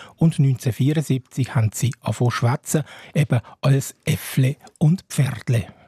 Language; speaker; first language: German; native; German